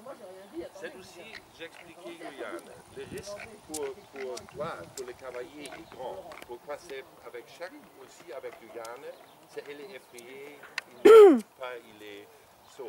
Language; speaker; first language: French; non-native, learner; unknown